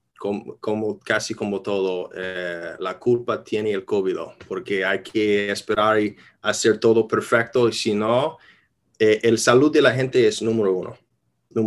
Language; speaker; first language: Spanish; non-native, fluent; English